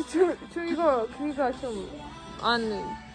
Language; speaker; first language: Korean; non-native, learner; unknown